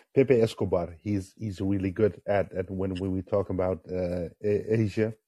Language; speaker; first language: English; non-native, fluent; Dutch